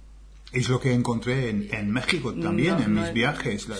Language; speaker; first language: Spanish; non-native, fluent; English